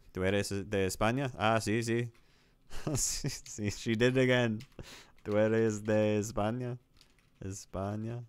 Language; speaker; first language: Spanish; non-native, learner; English